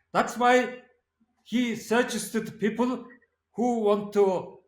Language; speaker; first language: English; non-native, learner; Mongolian